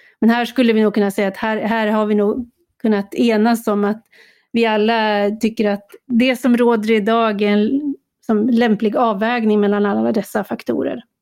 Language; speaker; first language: Swedish; native; Swedish